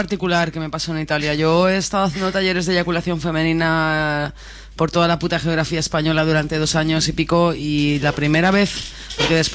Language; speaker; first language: Spanish; native; Spanish